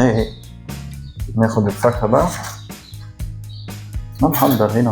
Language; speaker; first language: Arabic; native; Arabic